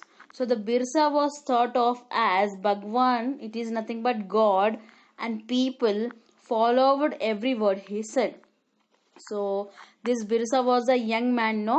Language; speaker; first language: English; non-native, local second language; Telugu